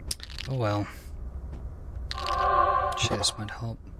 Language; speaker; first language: English; native; English